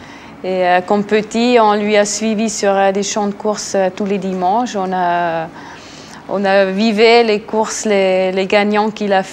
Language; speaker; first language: French; non-native, local second language; German